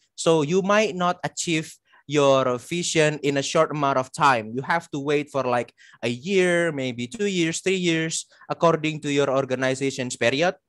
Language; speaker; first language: English; non-native, fluent; Indonesian